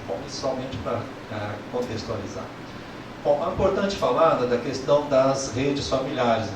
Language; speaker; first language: Portuguese; native; Portuguese